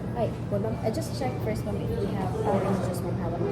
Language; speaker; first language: English; non-native, local second language; Cebuano